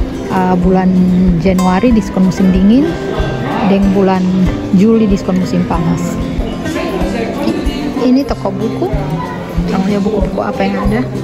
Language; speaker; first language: Indonesian; non-native, local second language; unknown